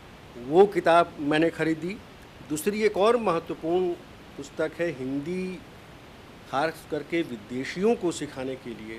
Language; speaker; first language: Hindi; native; Hindi